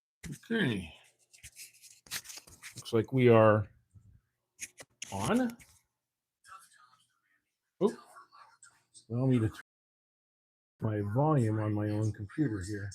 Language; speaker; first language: English; native; English